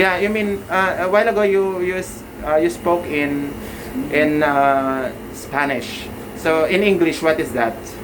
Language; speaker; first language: English; non-native, local second language; Filipino